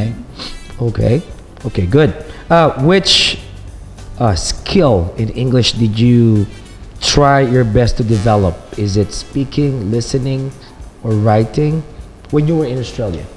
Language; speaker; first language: English; non-native, local second language; Filipino